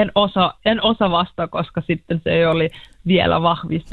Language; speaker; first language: Finnish; non-native, learner; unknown